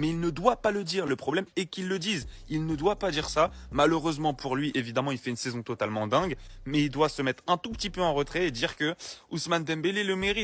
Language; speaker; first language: French; native; French